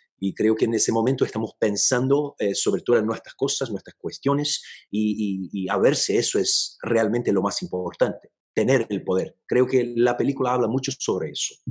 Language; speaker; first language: Spanish; non-native, fluent; Portuguese